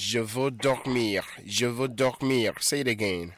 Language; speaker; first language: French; non-native, fluent; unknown